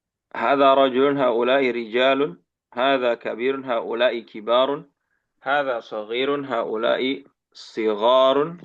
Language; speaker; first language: Arabic; non-native, fluent; Indonesian